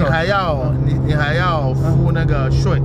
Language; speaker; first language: Chinese; non-native, fluent; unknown